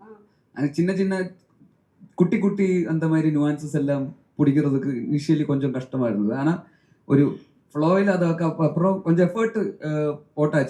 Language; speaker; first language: Tamil; non-native, learner; Malayalam